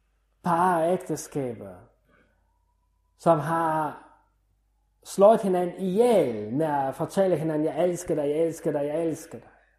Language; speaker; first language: Danish; non-native, fluent; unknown